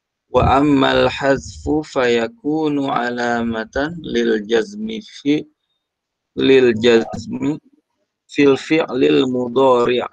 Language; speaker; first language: Arabic; non-native, learner; Indonesian